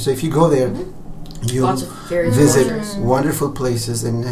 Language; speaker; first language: English; non-native, fluent; Turkish